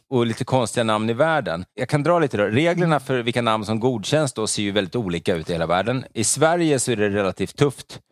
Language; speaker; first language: Swedish; native; Swedish